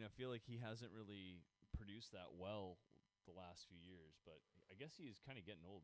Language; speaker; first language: English; native; English